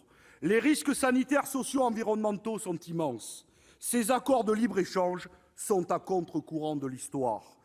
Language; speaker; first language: French; native; French